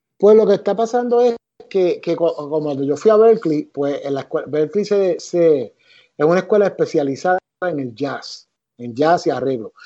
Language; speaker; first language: Spanish; native; Spanish